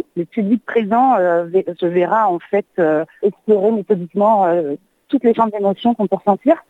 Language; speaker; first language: French; native; French